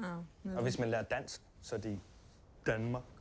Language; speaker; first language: Danish; non-native, local second language; Kalaallisut